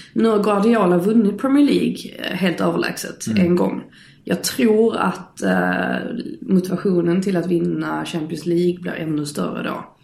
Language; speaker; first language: Swedish; native; Swedish